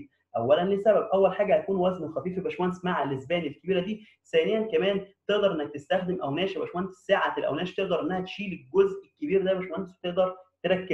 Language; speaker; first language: Arabic; native; Arabic